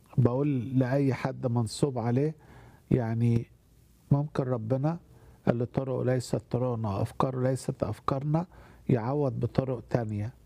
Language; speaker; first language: Arabic; native; Arabic